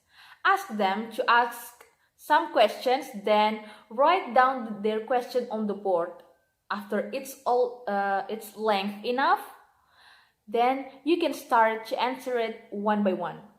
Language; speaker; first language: English; non-native, learner; Indonesian